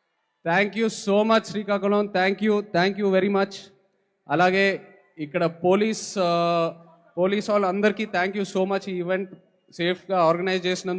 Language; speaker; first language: Telugu; native; Telugu